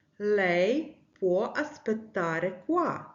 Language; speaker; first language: Italian; non-native, fluent; Ukrainian